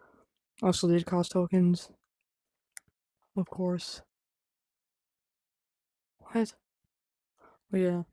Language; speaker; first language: English; non-native, fluent; Dutch